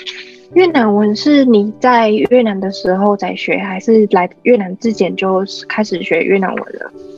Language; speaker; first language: Chinese; non-native, fluent; Vietnamese